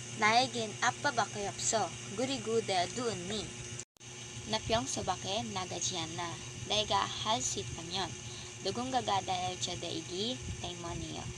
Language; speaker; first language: Korean; non-native, learner; Filipino